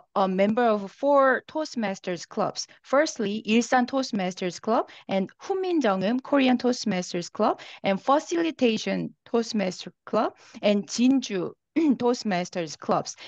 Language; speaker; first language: English; non-native, fluent; Korean